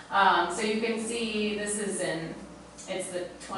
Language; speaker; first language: English; native; English